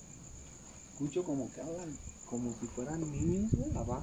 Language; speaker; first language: Spanish; native; Spanish